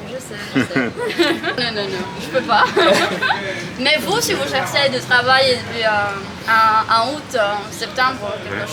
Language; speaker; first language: French; non-native, fluent; Greek